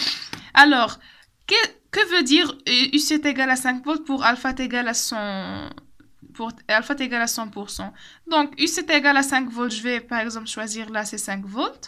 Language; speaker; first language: French; non-native, local second language; Arabic